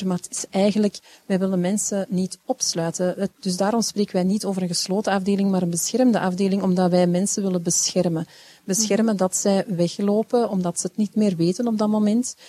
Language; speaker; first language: Dutch; native; Dutch